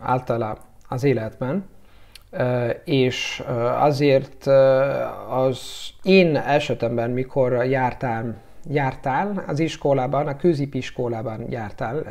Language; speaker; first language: Hungarian; non-native, learner; Italian